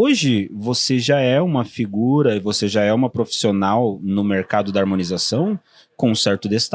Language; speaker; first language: Portuguese; native; Portuguese